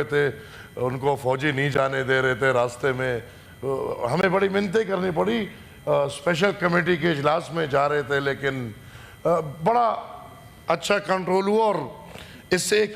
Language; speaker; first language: Urdu; non-native, local second language; Pashto